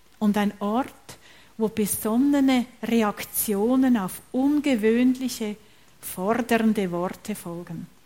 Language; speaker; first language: German; native; German